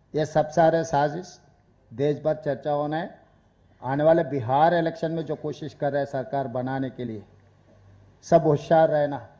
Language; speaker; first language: Hindi; non-native, local second language; Telugu